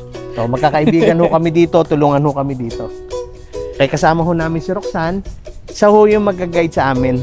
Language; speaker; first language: Filipino; native; Filipino